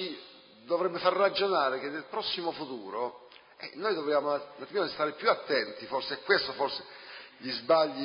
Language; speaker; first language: Italian; native; Italian